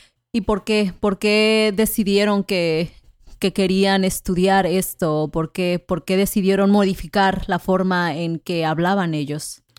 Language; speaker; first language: Spanish; native; Spanish